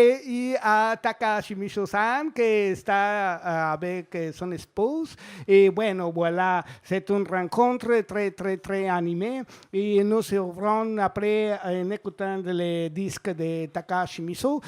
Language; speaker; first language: French; non-native, fluent; Spanish